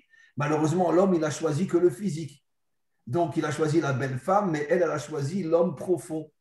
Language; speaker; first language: French; native; French